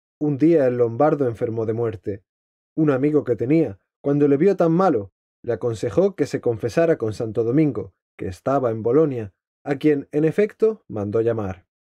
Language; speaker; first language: Spanish; native; Spanish